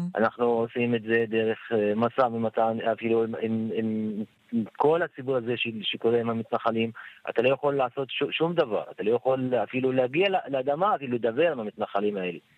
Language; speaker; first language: Hebrew; non-native, fluent; Arabic